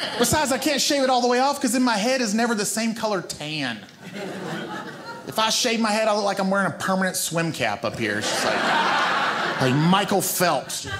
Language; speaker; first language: English; native; English